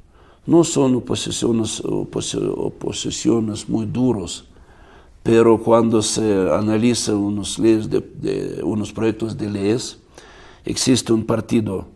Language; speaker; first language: Spanish; non-native, fluent; Russian